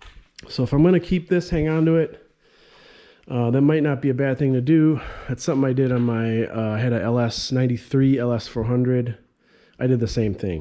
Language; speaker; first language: English; native; English